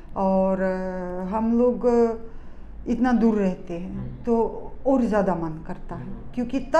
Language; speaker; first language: Hindi; non-native, fluent; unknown